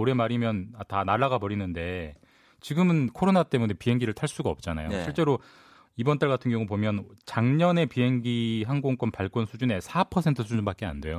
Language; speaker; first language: Korean; native; Korean